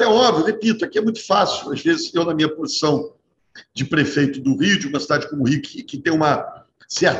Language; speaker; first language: Portuguese; native; Portuguese